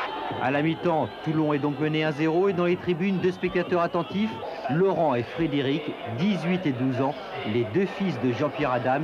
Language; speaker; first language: French; native; French